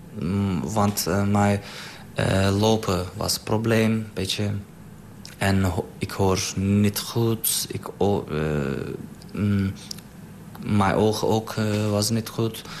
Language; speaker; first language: Dutch; non-native, learner; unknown